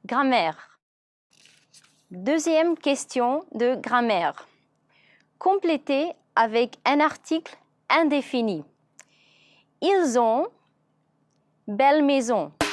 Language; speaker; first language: French; non-native, fluent; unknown